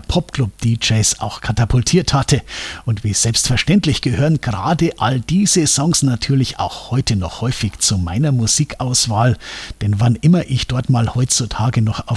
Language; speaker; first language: German; native; German